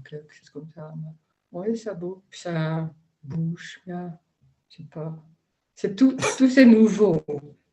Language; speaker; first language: French; non-native, learner; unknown